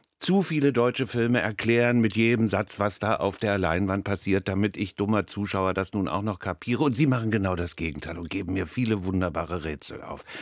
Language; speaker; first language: German; native; German